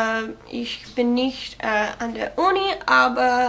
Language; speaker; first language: German; non-native, learner; English